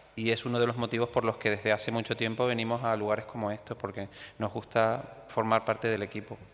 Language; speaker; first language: Spanish; native; Spanish